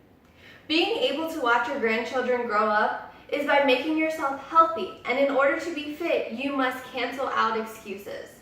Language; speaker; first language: English; native; English